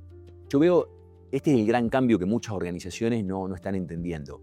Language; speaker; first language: Spanish; native; Spanish